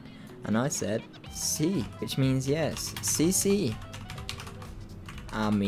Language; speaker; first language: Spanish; non-native, learner; English